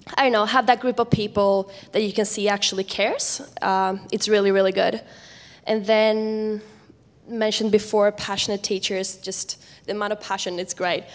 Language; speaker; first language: English; non-native, fluent; Swedish